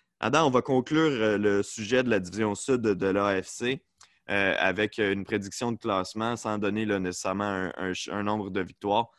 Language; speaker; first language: French; native; French